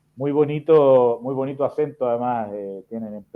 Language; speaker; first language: Spanish; native; Spanish